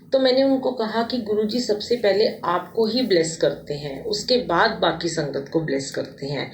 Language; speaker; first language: Hindi; non-native, local second language; Punjabi